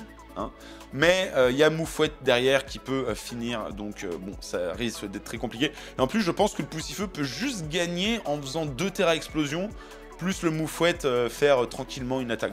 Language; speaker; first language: French; native; French